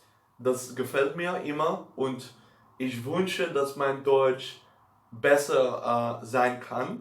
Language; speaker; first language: German; non-native, learner; Dutch